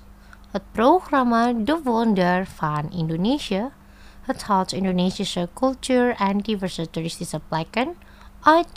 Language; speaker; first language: Dutch; non-native, fluent; Indonesian